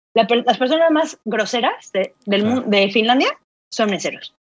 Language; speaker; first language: Spanish; native; Spanish